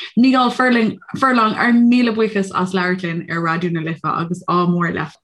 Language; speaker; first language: Irish; non-native, local second language; English